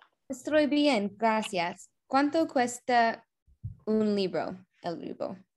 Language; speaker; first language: Spanish; non-native, learner; English